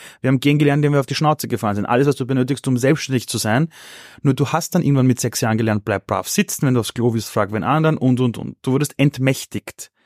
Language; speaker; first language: German; early bilingual, other home language; Persian